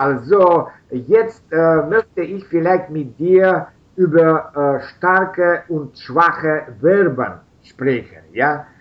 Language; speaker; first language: German; non-native, learner; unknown